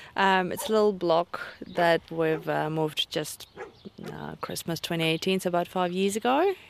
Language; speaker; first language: English; non-native, fluent; Russian